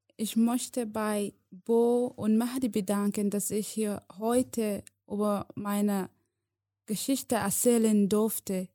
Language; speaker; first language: German; non-native, learner; Somali